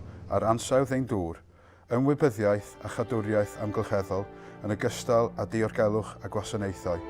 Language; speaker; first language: Welsh; native; Welsh